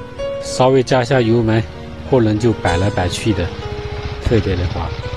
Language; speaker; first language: Chinese; native; Chinese